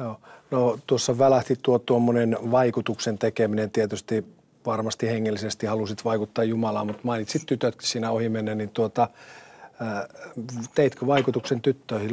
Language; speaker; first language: Finnish; native; Finnish